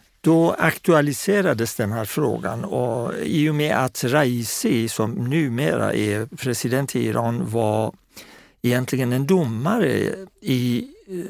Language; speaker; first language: Swedish; non-native, fluent; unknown